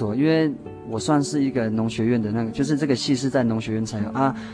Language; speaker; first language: Chinese; native; Chinese